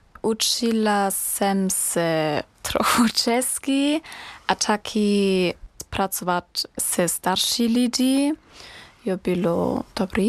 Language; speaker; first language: Czech; non-native, learner; German